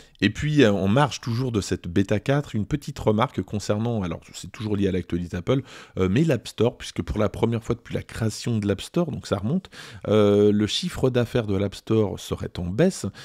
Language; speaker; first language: French; native; French